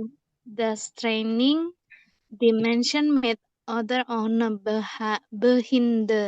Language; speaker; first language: German; non-native, learner; Indonesian